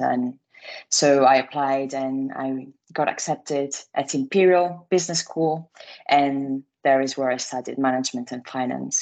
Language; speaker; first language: English; non-native, fluent; Italian